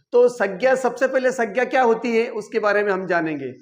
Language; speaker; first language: Hindi; non-native, local second language; Marathi